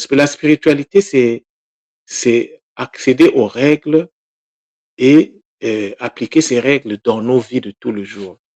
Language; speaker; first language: French; non-native, local second language; Kongo